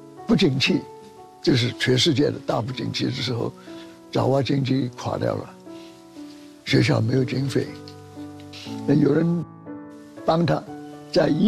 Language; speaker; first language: Chinese; early bilingual, heritage; Chinese